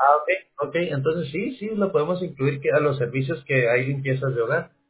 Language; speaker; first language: Spanish; native; Spanish